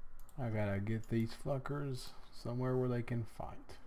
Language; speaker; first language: English; native; English